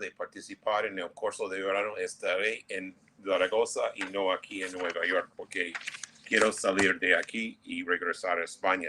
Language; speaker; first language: Spanish; non-native, fluent; English